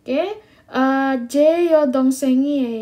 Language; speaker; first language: Korean; non-native, learner; Indonesian